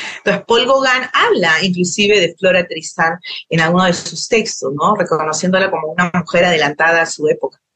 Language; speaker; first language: Spanish; native; Spanish